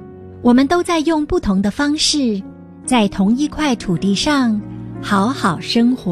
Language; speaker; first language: Chinese; native; Chinese